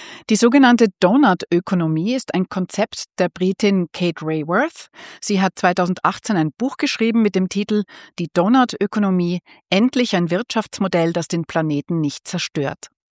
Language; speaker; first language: German; native; German